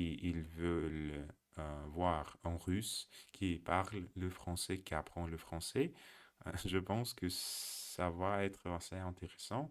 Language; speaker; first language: French; non-native, learner; Russian